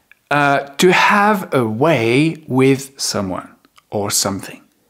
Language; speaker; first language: English; non-native, fluent; French